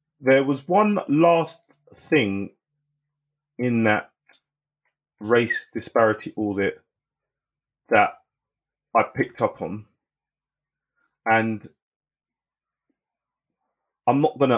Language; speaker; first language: English; native; English